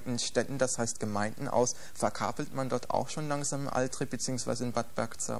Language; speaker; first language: German; native; German